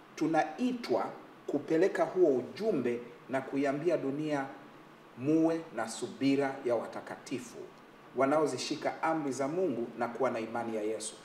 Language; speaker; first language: Swahili; native; Swahili